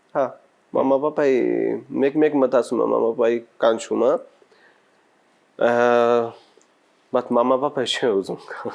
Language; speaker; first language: Armenian; non-native, learner; Punjabi